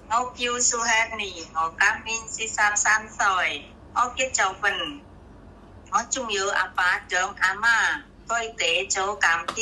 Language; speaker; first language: Cantonese; non-native, learner; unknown